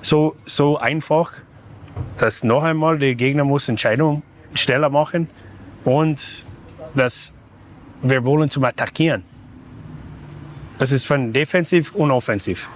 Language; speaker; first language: German; non-native, learner; English